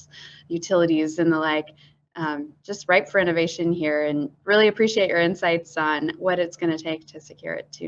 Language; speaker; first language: English; native; English